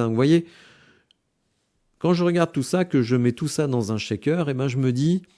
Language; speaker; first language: French; native; French